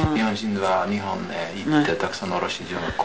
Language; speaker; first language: Japanese; non-native, learner; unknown